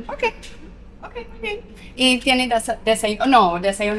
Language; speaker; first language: Spanish; non-native, learner; English